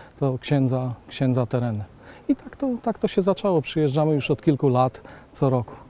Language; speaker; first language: Polish; native; Polish